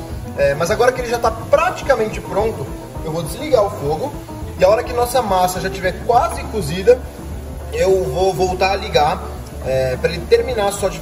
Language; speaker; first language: Portuguese; native; Portuguese